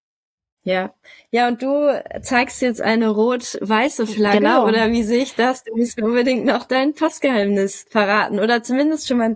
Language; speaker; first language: German; native; German